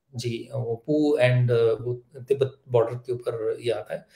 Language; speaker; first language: Hindi; native; Hindi